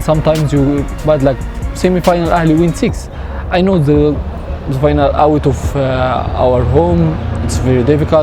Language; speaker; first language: English; non-native, learner; Arabic